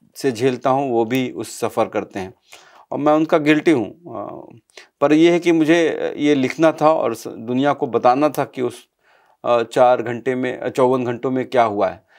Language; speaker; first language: Hindi; native; Hindi